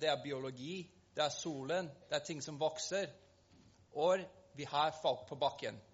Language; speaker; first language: Norwegian; non-native, fluent; English